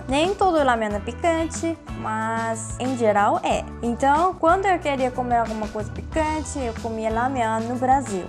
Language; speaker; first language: Portuguese; non-native, fluent; Korean